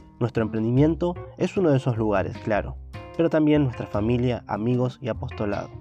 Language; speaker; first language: Spanish; native; Spanish